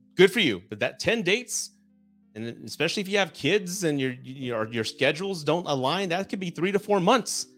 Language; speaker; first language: English; native; English